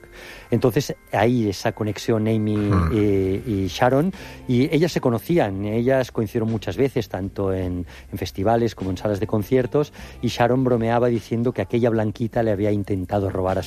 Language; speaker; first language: Spanish; native; Spanish